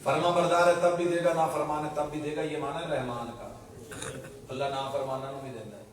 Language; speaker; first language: Urdu; non-native, local second language; Punjabi